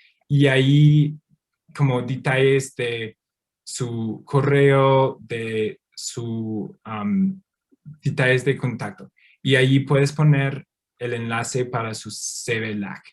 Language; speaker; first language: Spanish; non-native, fluent; English